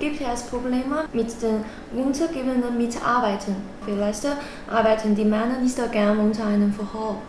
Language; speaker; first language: German; non-native, learner; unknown